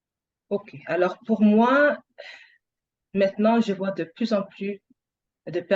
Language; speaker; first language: French; non-native, fluent; English